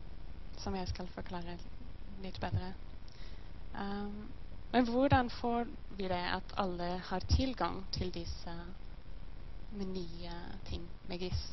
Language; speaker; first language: Norwegian; non-native, learner; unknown